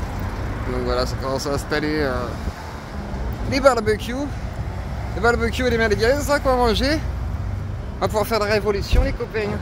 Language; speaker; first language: French; native; French